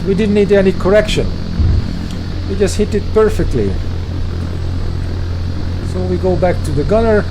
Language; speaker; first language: English; non-native, fluent; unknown